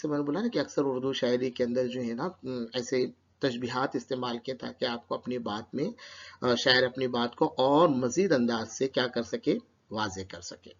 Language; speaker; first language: Urdu; native; Urdu